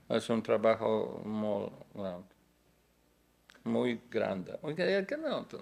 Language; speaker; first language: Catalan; non-native, learner; Polish